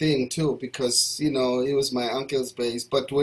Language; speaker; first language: English; non-native, local second language; Zulu